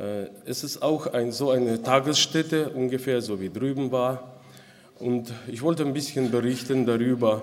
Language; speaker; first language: German; non-native, local second language; Russian